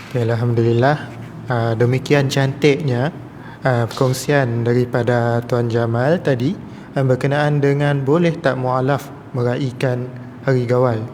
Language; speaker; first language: Malay; native; Malay